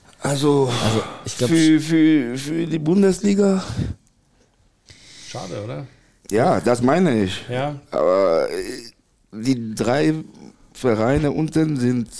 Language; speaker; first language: German; non-native, fluent; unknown